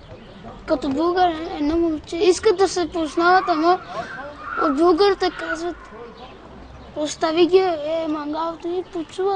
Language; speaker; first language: Bulgarian; non-native, local second language; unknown